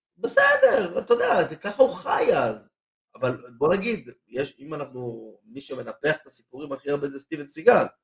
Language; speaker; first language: Hebrew; native; Hebrew